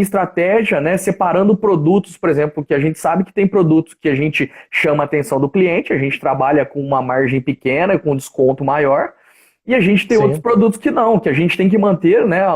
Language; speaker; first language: Portuguese; native; Portuguese